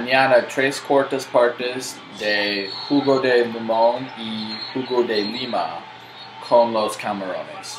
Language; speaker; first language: Spanish; non-native, learner; English